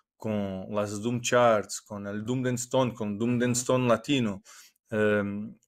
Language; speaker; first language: Spanish; non-native, learner; Portuguese